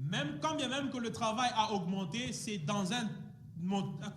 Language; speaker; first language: French; non-native, fluent; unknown